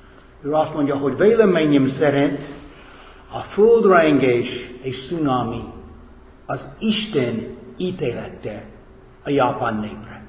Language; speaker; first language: Hungarian; non-native, fluent; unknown